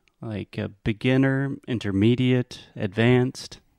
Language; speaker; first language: English; non-native, fluent; Portuguese